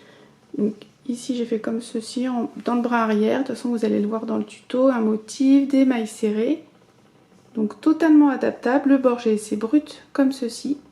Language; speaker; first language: French; native; French